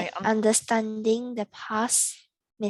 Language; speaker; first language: English; non-native, learner; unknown